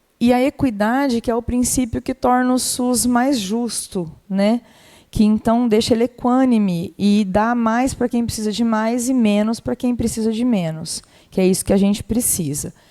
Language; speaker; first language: Portuguese; native; Portuguese